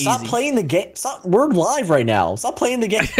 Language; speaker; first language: English; native; English